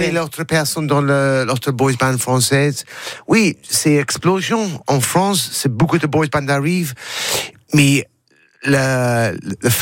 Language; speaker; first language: French; non-native, learner; English